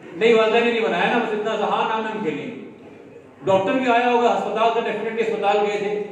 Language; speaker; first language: Urdu; non-native, local second language; Sindhi